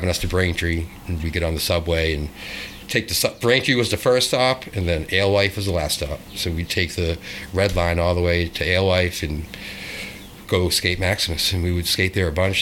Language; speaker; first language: English; native; English